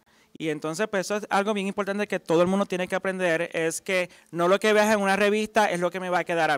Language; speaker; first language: Spanish; native; Spanish